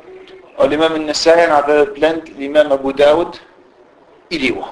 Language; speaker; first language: Danish; non-native, fluent; Arabic